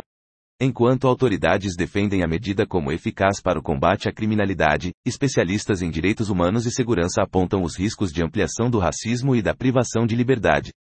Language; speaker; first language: Portuguese; native; Portuguese